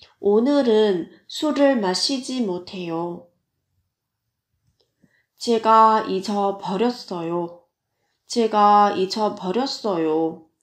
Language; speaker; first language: Korean; non-native, fluent; Vietnamese